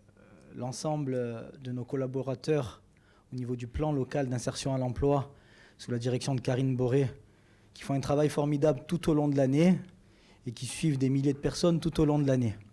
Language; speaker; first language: French; native; French